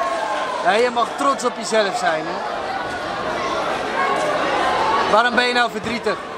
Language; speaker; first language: Dutch; native; Dutch